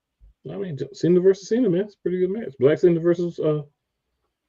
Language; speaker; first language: English; native; English